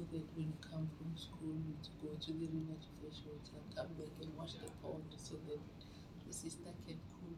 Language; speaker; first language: English; non-native, local second language; Tswana